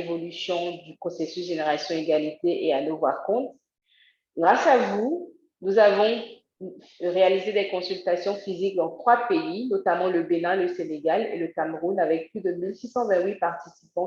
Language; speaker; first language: French; native; French